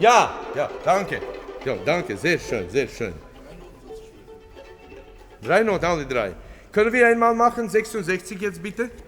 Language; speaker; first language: German; non-native, fluent; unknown